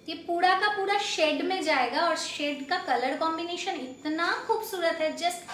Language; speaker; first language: Hindi; non-native, local second language; Bangla